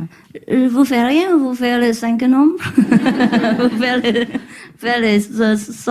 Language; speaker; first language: French; non-native, learner; Vietnamese